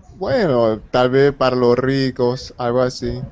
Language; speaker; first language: Spanish; non-native, learner; English